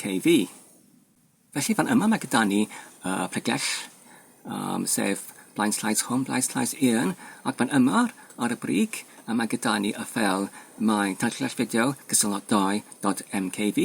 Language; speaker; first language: Welsh; non-native, fluent; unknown